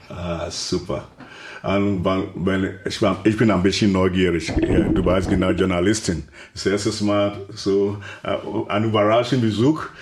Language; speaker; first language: German; non-native, learner; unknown